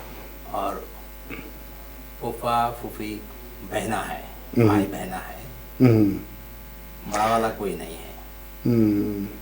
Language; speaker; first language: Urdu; early bilingual, heritage; Bangla